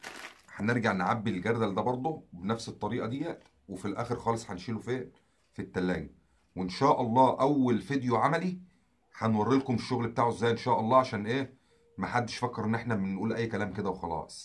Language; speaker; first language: Arabic; native; Arabic